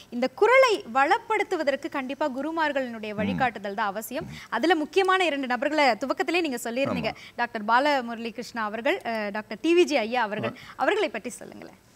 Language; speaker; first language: Tamil; native; Tamil